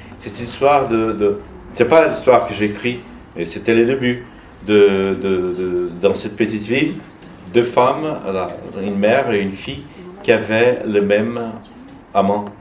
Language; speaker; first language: French; non-native, learner; Portuguese